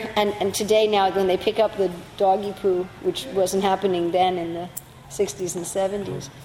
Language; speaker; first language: English; native; English